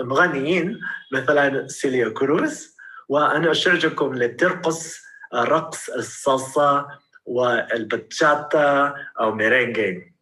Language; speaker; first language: Arabic; non-native, learner; English